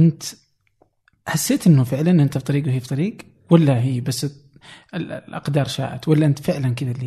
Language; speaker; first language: Arabic; native; Arabic